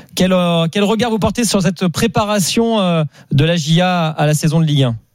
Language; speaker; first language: French; native; French